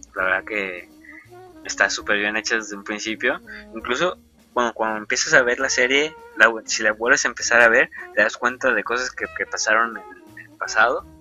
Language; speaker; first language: Spanish; native; Spanish